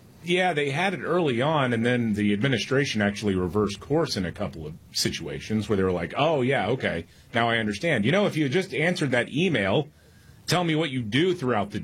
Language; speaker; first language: English; native; English